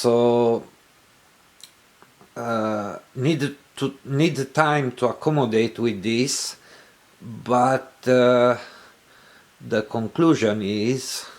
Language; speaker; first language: English; non-native, learner; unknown